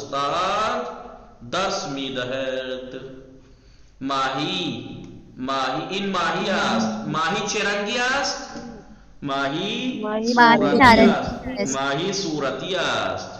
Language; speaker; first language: Persian; non-native, fluent; Urdu